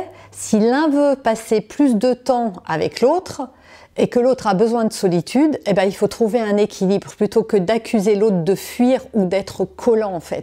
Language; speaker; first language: French; native; French